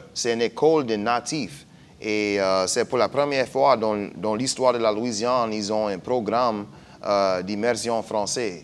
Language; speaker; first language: French; non-native, fluent; English